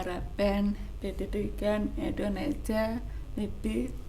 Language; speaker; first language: Indonesian; non-native, local second language; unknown